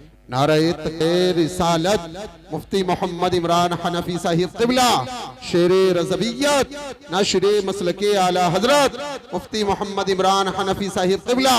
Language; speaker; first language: Hindi; native; Hindi